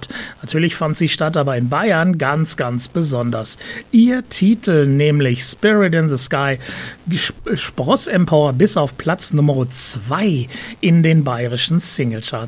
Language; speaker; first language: German; native; German